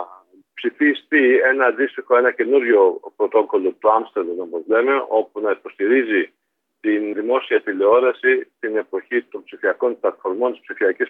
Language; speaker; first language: Greek; native; Greek